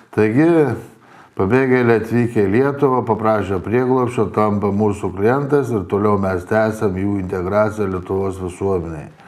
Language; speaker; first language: Lithuanian; native; Lithuanian